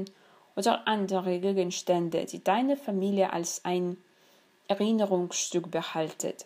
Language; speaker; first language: German; non-native, fluent; Russian